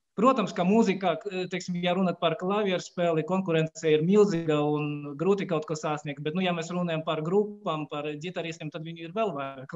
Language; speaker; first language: Latvian; non-native, local second language; Russian